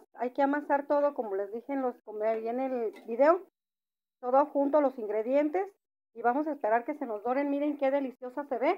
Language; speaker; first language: Spanish; native; Spanish